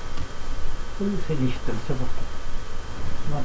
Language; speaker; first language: Spanish; native; Spanish